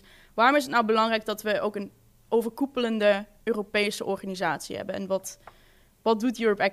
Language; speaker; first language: Dutch; native; Dutch